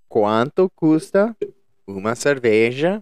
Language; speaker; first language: Portuguese; non-native, learner; English